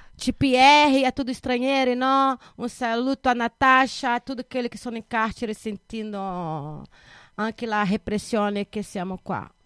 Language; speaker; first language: Italian; non-native, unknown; Portuguese